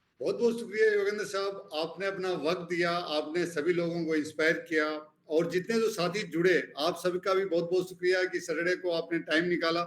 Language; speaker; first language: Hindi; native; Hindi